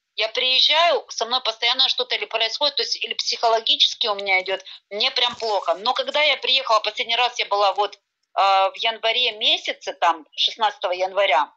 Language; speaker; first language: Russian; native; Russian